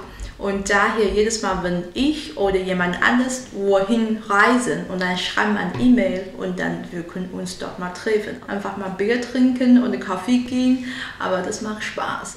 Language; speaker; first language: German; non-native, learner; Chinese